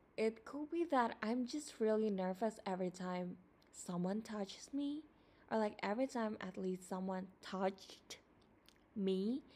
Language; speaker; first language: English; non-native, fluent; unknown